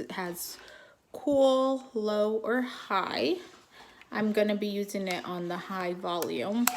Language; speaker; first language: English; native; English